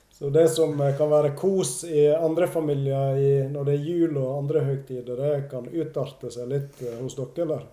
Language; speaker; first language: Norwegian; native; Norwegian